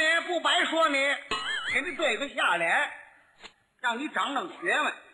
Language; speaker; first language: Chinese; native; Chinese